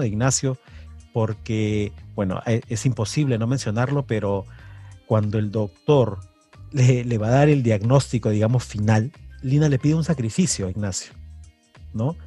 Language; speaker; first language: Spanish; native; Spanish